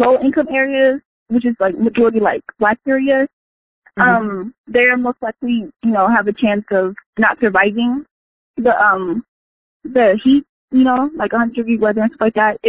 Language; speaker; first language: English; native; English